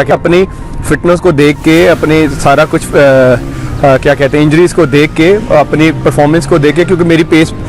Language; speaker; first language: Hindi; non-native, local second language; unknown